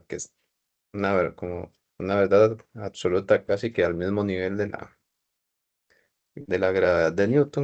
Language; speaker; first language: Spanish; native; Spanish